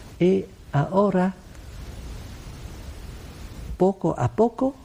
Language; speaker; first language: Spanish; non-native, learner; Vietnamese